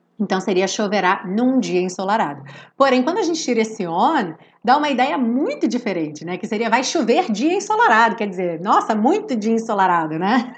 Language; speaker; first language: Portuguese; native; Portuguese